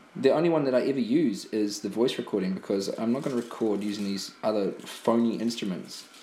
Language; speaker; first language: English; native; English